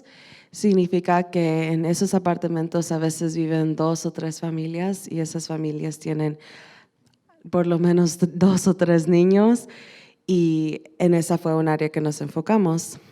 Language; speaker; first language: Spanish; early bilingual, heritage; Spanish